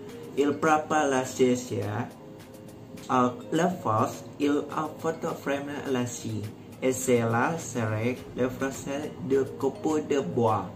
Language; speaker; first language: French; non-native, learner; Indonesian